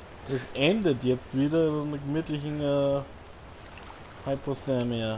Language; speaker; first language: German; native; German